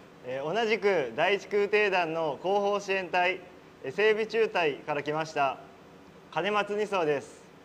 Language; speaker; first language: Japanese; native; Japanese